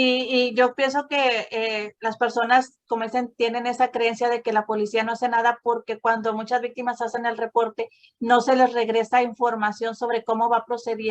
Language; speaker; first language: Spanish; native; Spanish